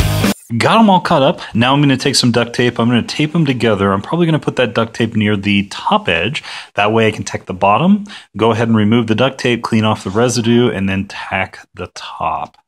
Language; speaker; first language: English; native; English